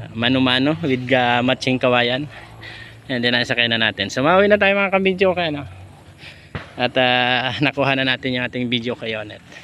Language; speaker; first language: Filipino; native; Filipino